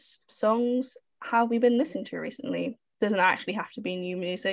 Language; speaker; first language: English; native; English